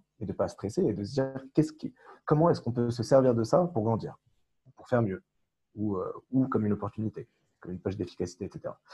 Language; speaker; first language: French; non-native, local second language; Arabic